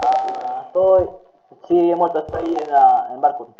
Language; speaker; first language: Spanish; native; Spanish